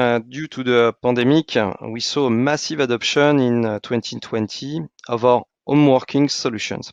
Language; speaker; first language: English; non-native, fluent; French